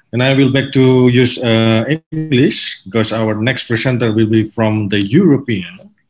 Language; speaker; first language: English; non-native, fluent; Indonesian